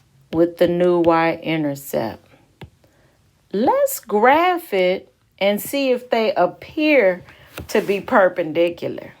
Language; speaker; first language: English; native; English